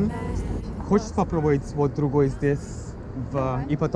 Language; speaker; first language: Russian; non-native, learner; English